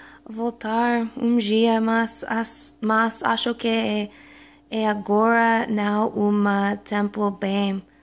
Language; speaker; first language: Portuguese; non-native, learner; English